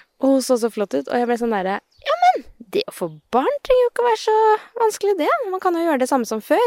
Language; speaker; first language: Norwegian; native; Norwegian